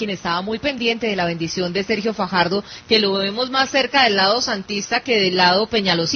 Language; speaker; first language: Spanish; native; Spanish